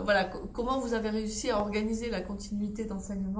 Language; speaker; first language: French; native; French